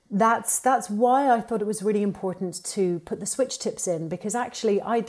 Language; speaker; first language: English; native; English